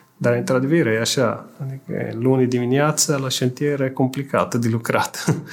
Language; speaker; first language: Romanian; non-native, fluent; Italian